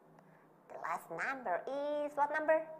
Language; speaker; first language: English; non-native, learner; Indonesian